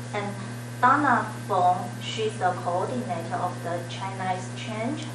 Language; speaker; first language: English; non-native, learner; Chinese